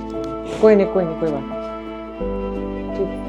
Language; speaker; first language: Hindi; native; Hindi